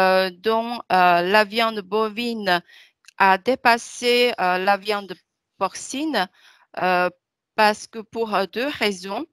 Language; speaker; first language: French; non-native, fluent; Chinese